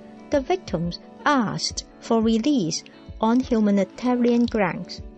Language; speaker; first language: English; non-native, local second language; Cantonese